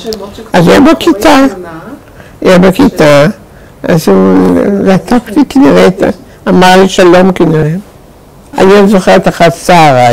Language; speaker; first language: Hebrew; non-native, fluent; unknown